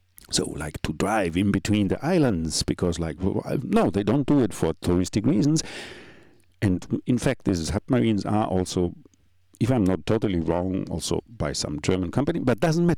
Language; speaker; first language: English; non-native, fluent; German